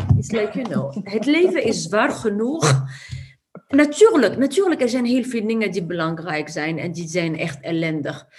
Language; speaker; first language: Dutch; non-native, fluent; Arabic